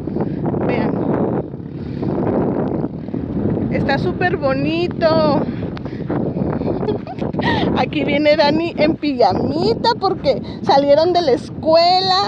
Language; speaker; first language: Spanish; native; Spanish